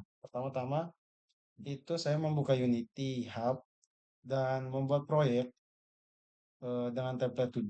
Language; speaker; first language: Indonesian; native; Indonesian